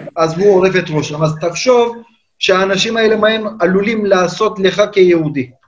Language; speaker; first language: Hebrew; non-native, fluent; Turkish